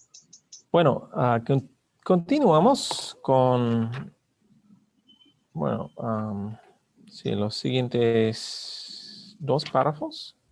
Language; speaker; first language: Spanish; non-native, learner; English